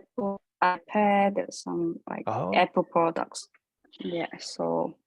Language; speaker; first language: English; non-native, learner; Korean